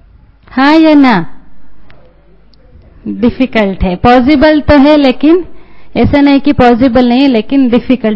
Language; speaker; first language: Hindi; native; Hindi